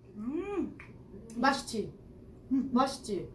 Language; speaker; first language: Korean; non-native, fluent; Arabic